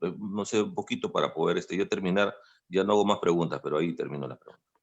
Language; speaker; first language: Spanish; native; Spanish